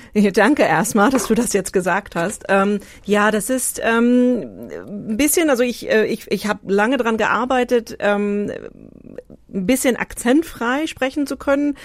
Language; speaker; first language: German; non-native, fluent; English